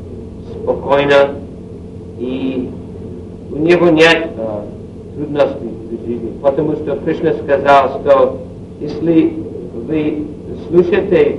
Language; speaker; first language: Russian; non-native, learner; English